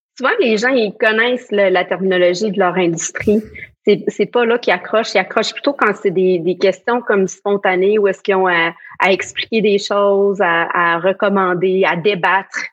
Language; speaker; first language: French; native; French